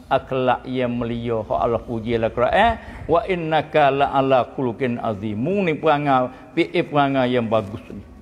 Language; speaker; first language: Malay; native; Malay